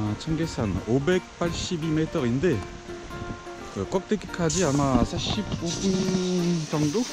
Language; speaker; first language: Korean; non-native, learner; French